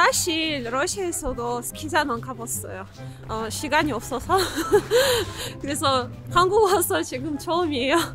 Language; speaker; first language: Korean; non-native, learner; Russian